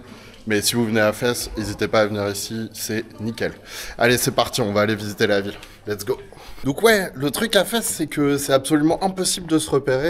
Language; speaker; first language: French; native; French